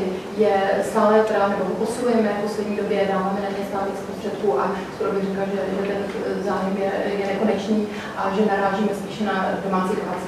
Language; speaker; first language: Czech; native; Czech